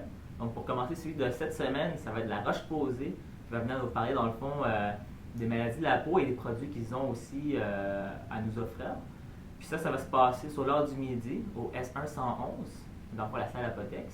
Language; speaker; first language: French; native; French